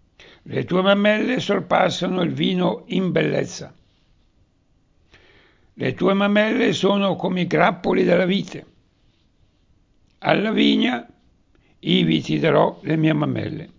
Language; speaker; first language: Italian; native; Italian